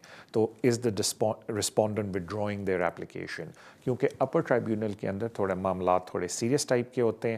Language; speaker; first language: Urdu; native; Urdu